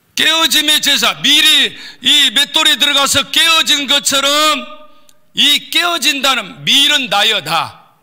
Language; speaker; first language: Korean; native; Korean